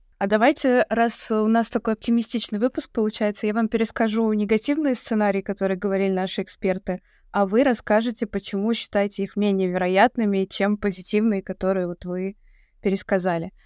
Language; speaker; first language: Russian; native; Russian